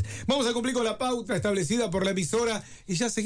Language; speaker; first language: Spanish; native; Spanish